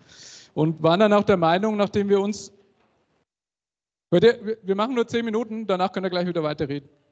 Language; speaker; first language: German; native; German